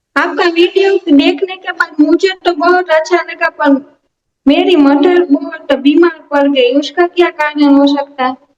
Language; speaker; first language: Hindi; non-native, local second language; Gujarati